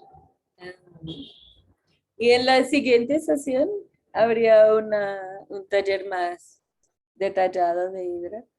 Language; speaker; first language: Spanish; non-native, fluent; English